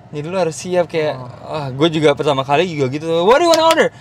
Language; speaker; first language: Indonesian; native; Indonesian